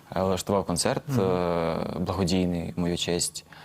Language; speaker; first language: Ukrainian; native; Ukrainian